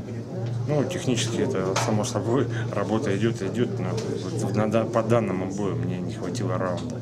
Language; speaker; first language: Russian; native; Russian